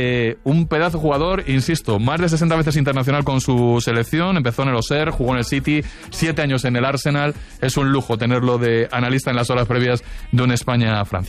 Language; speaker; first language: Spanish; native; Spanish